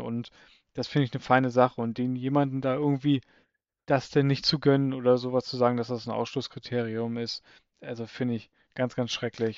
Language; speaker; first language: German; native; German